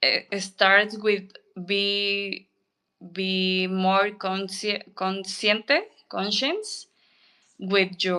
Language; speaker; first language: English; non-native, learner; Spanish